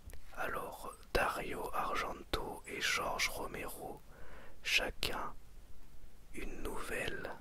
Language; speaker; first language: French; native; French